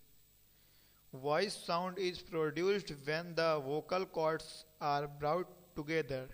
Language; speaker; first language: English; non-native, local second language; Hindi